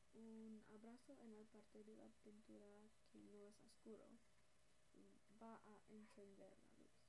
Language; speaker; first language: Spanish; non-native, learner; English